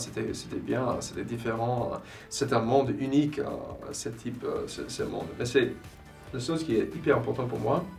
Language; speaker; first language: French; non-native, fluent; English